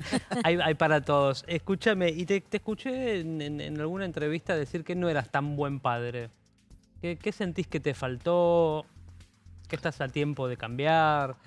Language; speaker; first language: Spanish; native; Spanish